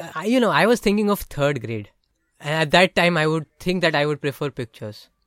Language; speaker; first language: English; non-native, local second language; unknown